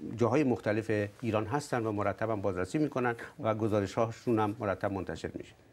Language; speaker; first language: Persian; native; Persian